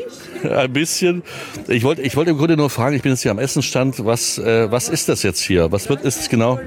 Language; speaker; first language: German; native; German